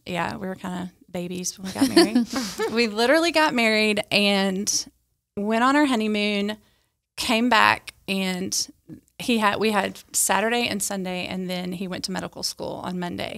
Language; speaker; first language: English; native; English